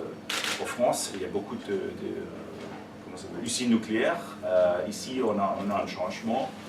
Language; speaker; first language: French; non-native, learner; German